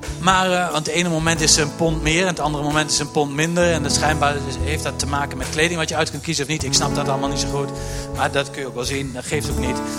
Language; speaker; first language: Dutch; native; Dutch